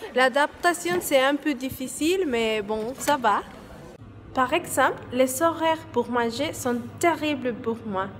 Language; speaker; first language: French; non-native, learner; Spanish